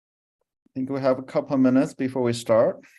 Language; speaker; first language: English; non-native, fluent; Chinese